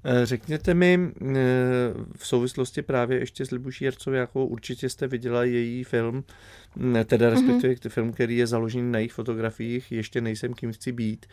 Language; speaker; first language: Czech; native; Czech